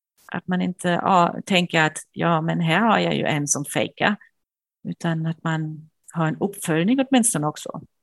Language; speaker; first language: Swedish; non-native, fluent; German